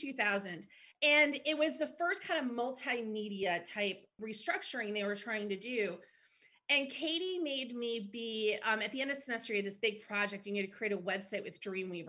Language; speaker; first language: English; native; English